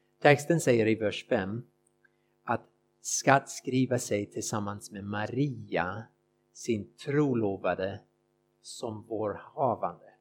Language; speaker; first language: Swedish; non-native, fluent; English